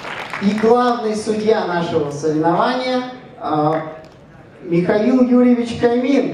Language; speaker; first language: Russian; native; Russian